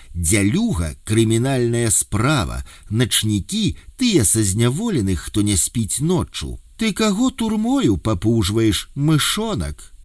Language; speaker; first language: Belarusian; native; Belarusian